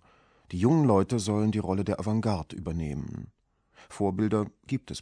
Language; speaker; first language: German; native; German